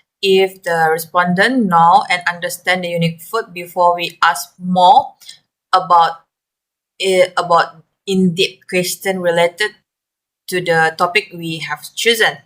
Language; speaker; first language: English; non-native, learner; Malay